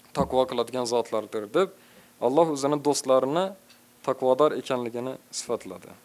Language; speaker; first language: Uzbek; native; Uzbek